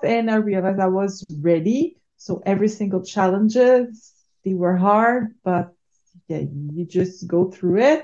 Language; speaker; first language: English; non-native, fluent; French